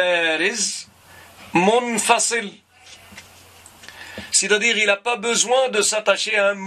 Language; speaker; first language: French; non-native, local second language; Arabic